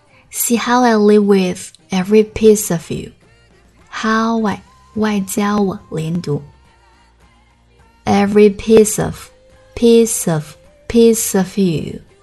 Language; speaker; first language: English; non-native, fluent; Chinese